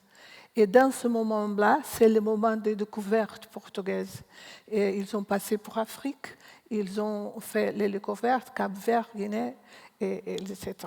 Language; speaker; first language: French; non-native, learner; Portuguese